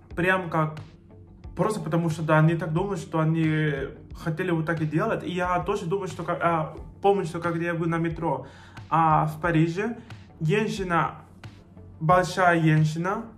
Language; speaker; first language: Russian; non-native, fluent; Spanish